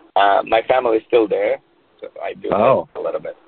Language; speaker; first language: English; non-native, fluent; Romanian